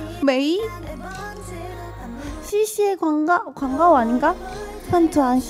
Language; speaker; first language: Chinese; non-native, learner; Korean